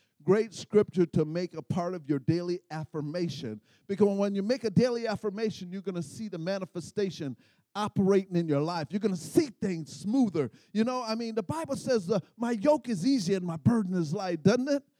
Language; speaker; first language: English; native; English